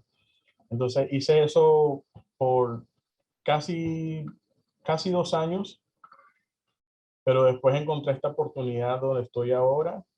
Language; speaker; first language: Spanish; early bilingual, heritage; Spanish